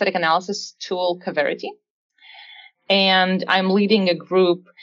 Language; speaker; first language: English; non-native, fluent; Russian